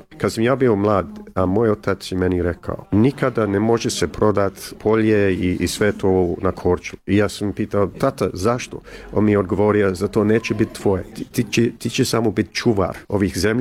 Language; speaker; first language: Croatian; early bilingual, heritage; English